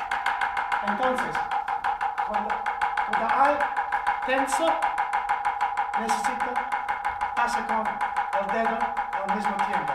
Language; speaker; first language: Spanish; non-native, learner; English